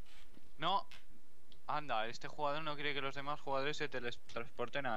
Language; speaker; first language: Spanish; native; Spanish